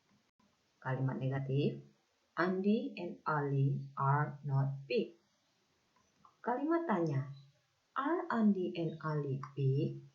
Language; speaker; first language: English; non-native, fluent; Indonesian